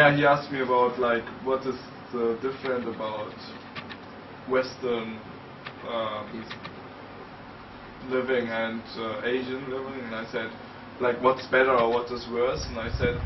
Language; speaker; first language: English; non-native, fluent; German